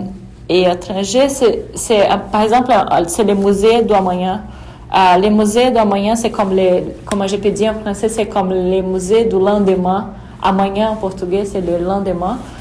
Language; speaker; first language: French; non-native, fluent; Portuguese